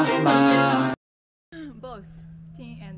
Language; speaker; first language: English; non-native, learner; Japanese